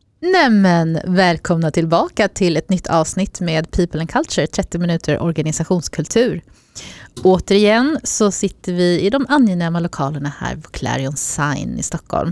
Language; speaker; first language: Swedish; native; Swedish